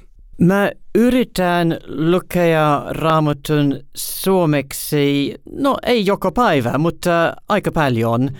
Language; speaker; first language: Finnish; non-native, learner; English